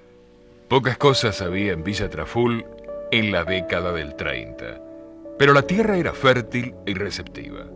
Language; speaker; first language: Spanish; native; Spanish